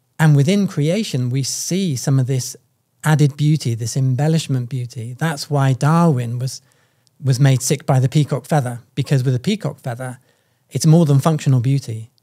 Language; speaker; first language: English; native; English